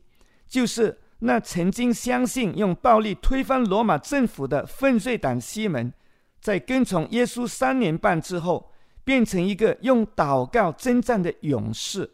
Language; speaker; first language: Chinese; native; Chinese